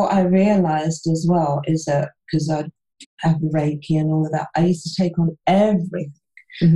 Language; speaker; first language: English; native; English